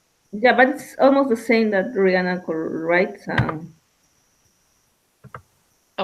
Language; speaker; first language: English; non-native, learner; Spanish